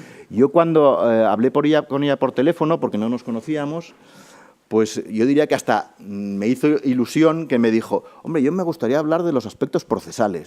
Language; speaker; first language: Spanish; native; Spanish